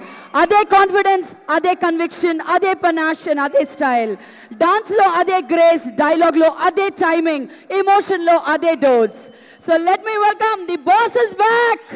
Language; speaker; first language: Telugu; native; Telugu